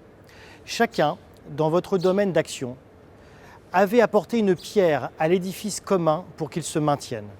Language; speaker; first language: French; native; French